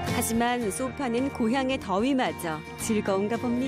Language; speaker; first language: Korean; native; Korean